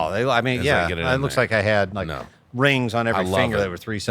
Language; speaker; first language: English; native; English